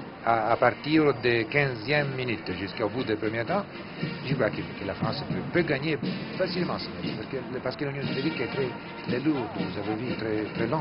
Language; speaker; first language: French; non-native, fluent; Italian